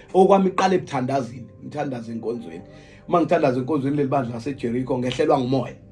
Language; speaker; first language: Zulu; native; Zulu